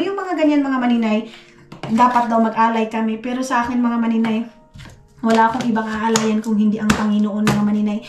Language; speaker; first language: Filipino; non-native, local second language; Cebuano